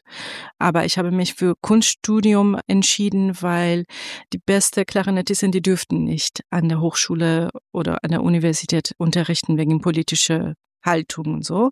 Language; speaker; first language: German; non-native, fluent; Persian